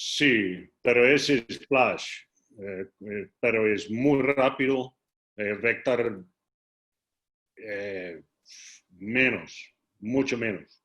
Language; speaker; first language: Spanish; non-native, learner; English